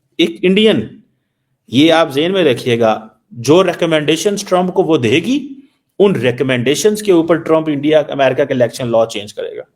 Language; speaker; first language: Urdu; non-native, local second language; Punjabi